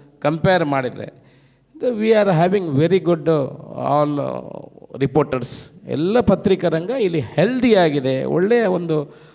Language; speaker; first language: Kannada; non-native, local second language; Tulu